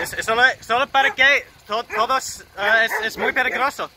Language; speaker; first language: Spanish; non-native, learner; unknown